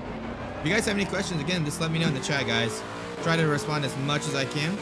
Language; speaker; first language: English; native; English